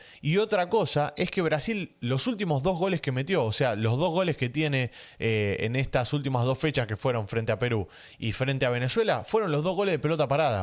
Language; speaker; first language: Spanish; native; Spanish